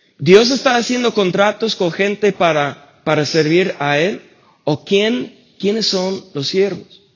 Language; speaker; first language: Spanish; non-native, fluent; English